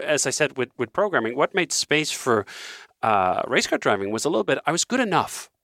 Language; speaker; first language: English; non-native, fluent; Danish